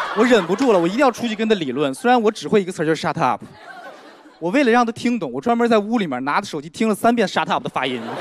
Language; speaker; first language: Chinese; native; Chinese